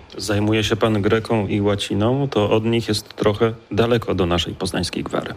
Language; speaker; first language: Polish; native; Polish